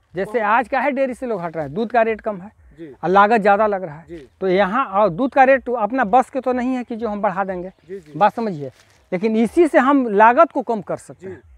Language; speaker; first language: Hindi; native; Hindi